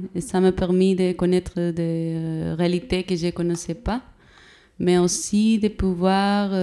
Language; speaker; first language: French; non-native, fluent; Spanish